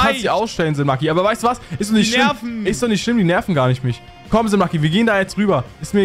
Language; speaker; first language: German; native; German